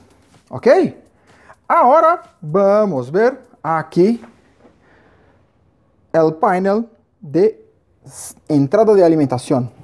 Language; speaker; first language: Spanish; non-native, fluent; Portuguese